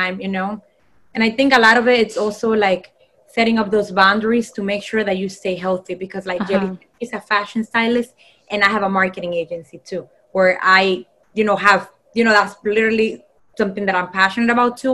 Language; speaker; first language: English; non-native, fluent; Spanish